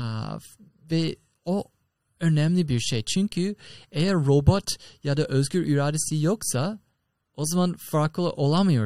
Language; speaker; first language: Turkish; non-native, learner; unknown